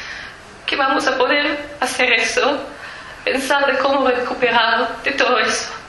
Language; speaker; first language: Spanish; early bilingual, heritage; Spanish